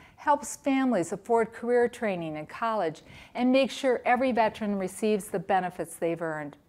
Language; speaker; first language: English; native; English